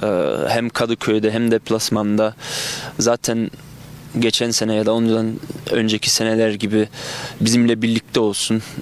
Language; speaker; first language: Turkish; early bilingual, other home language; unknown